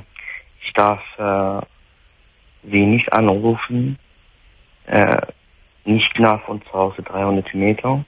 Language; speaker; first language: German; non-native, fluent; Arabic